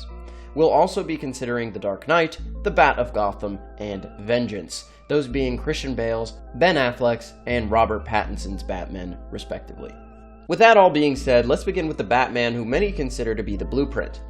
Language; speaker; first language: English; native; English